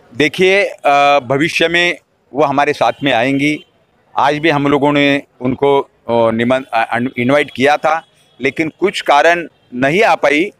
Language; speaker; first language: Hindi; non-native, local second language; Marathi